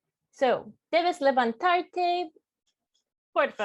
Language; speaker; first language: Spanish; non-native, fluent; English